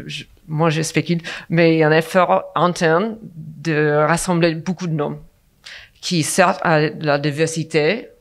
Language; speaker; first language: French; non-native, fluent; English